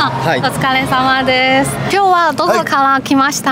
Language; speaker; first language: Japanese; non-native, fluent; Chinese